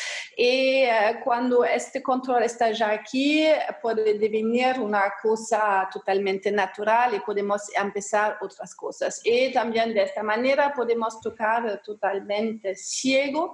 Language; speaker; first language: Spanish; non-native, fluent; German